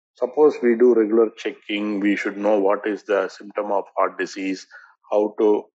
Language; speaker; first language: English; non-native, local second language; Tamil